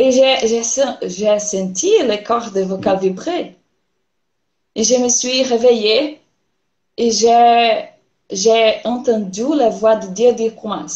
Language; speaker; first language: French; non-native, learner; Portuguese